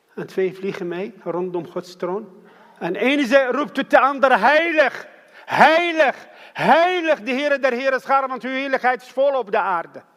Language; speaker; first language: Dutch; non-native, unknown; Arabic